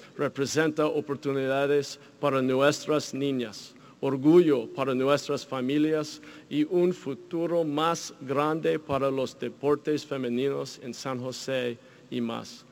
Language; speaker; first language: Spanish; non-native, learner; English